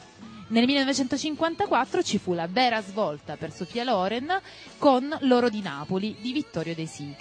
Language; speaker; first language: Italian; native; Italian